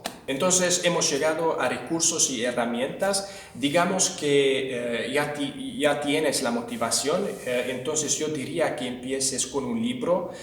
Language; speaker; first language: Spanish; non-native, fluent; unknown